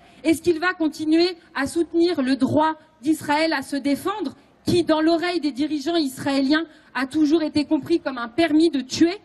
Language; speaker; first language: French; native; French